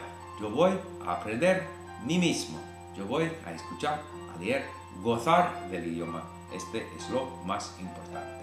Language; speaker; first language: Spanish; non-native, fluent; English